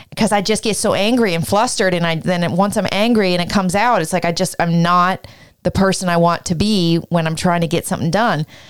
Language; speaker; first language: English; native; English